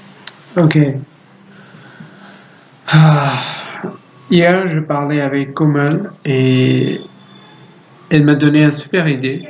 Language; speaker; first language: French; non-native, learner; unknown